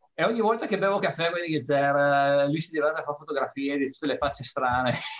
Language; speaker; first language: Italian; native; Italian